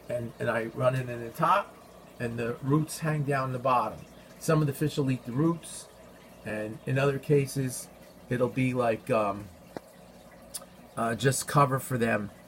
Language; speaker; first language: English; native; English